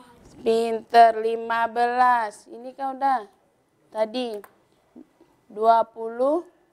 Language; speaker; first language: Indonesian; native; Indonesian